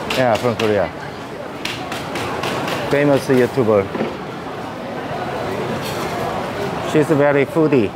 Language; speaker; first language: English; non-native, learner; Korean